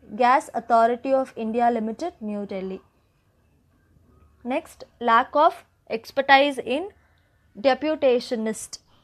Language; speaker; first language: English; non-native, local second language; Tamil